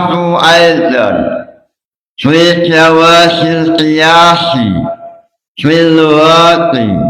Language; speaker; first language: Arabic; non-native, fluent; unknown